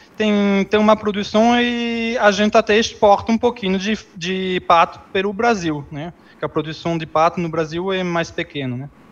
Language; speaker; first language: Portuguese; non-native, fluent; French